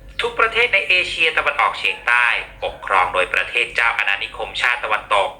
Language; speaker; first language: Thai; native; Thai